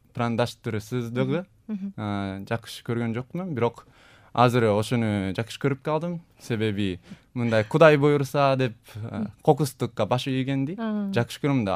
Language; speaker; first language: Kyrgyz; non-native, fluent; Japanese